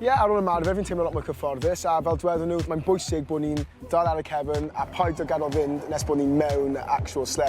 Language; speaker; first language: Welsh; native; Welsh